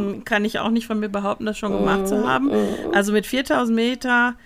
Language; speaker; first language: German; native; German